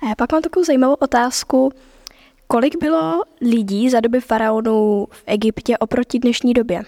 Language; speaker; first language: Czech; native; Czech